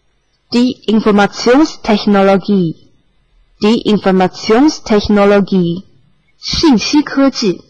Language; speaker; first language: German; non-native, fluent; Chinese